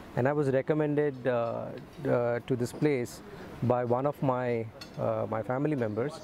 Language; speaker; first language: English; non-native, local second language; Hindi